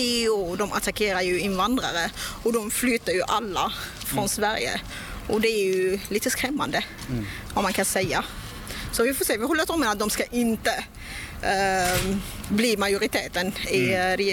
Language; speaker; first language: Swedish; non-native, fluent; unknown